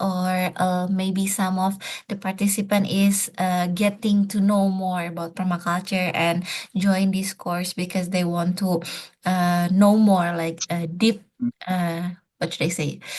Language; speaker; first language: English; non-native, fluent; Indonesian